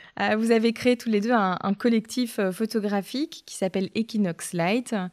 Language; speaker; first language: French; native; French